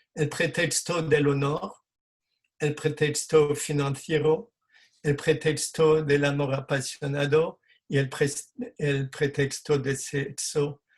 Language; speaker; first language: Spanish; non-native, fluent; French